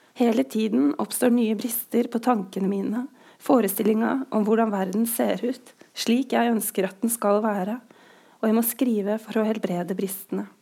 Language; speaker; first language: Norwegian; native; Norwegian